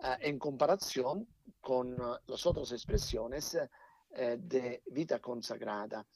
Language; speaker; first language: Italian; non-native, fluent; Spanish